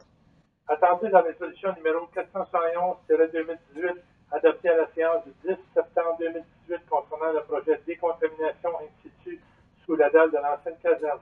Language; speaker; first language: French; native; French